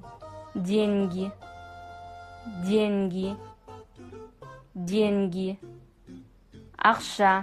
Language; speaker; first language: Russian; non-native, fluent; Kazakh